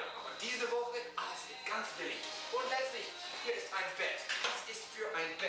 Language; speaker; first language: German; non-native, learner; English